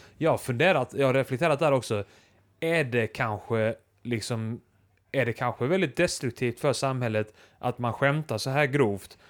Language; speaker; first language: Swedish; early bilingual, other home language; Icelandic